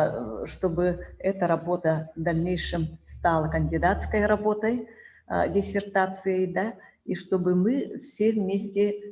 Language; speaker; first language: Russian; native; Russian